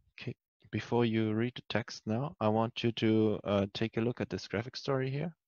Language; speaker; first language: English; non-native, fluent; German